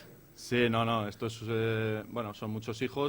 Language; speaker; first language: Spanish; native; Spanish